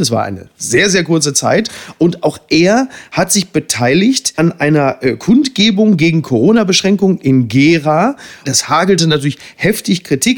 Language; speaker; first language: German; native; German